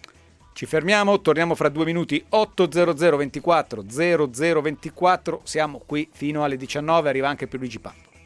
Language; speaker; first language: Italian; native; Italian